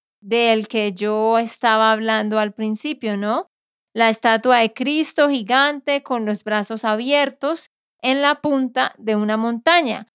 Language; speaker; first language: Spanish; native; Spanish